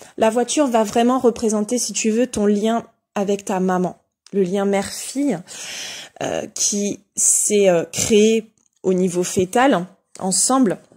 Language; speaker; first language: French; native; French